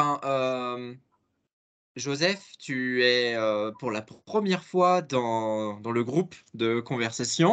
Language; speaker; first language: French; native; French